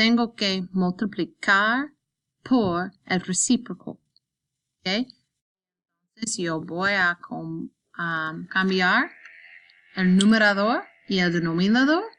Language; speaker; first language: Spanish; non-native, learner; English